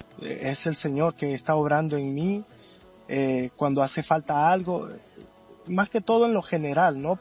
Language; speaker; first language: Spanish; native; Spanish